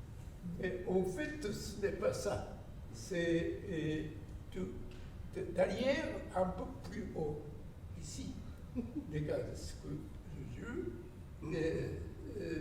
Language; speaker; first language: French; non-native, learner; Japanese